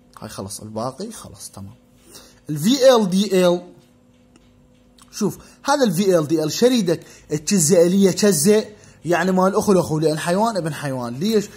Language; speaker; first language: Arabic; native; Arabic